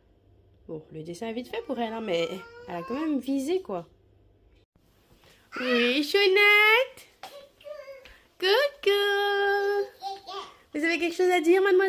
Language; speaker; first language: French; native; French